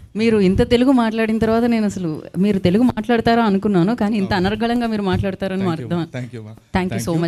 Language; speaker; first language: Telugu; native; Telugu